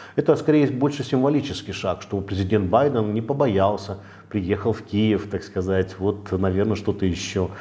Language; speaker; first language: Russian; native; Russian